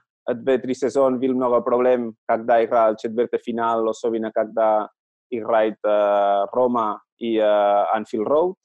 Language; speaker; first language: Russian; non-native, learner; Catalan